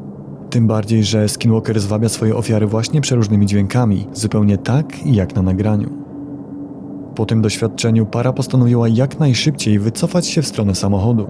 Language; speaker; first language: Polish; native; Polish